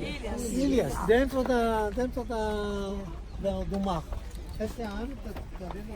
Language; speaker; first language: Portuguese; non-native, learner; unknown